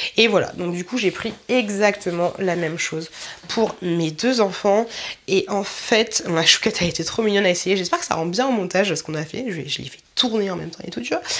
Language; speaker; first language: French; native; French